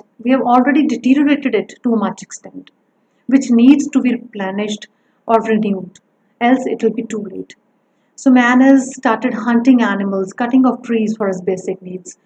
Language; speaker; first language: English; non-native, local second language; Punjabi